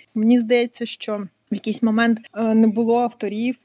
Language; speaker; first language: Ukrainian; non-native, local second language; Russian